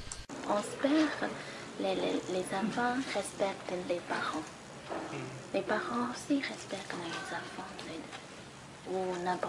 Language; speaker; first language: French; non-native, learner; Chinese